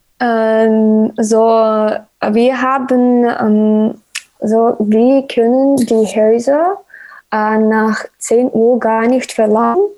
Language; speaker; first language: German; non-native, learner; Ukrainian